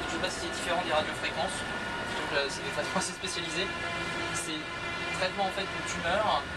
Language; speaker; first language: French; native; French